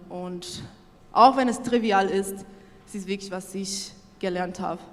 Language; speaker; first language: German; non-native, local second language; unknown